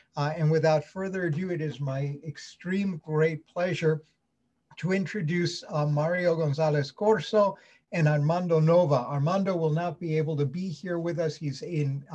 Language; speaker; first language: English; native; English